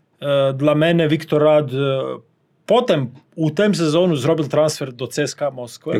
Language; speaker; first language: Polish; non-native, fluent; Serbian